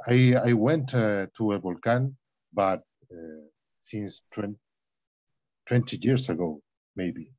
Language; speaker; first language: English; non-native, learner; Spanish